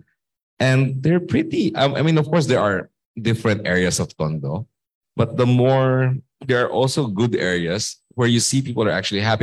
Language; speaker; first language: English; non-native, local second language; Filipino